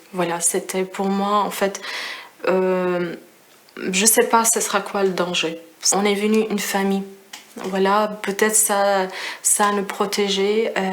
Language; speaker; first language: French; non-native, fluent; Arabic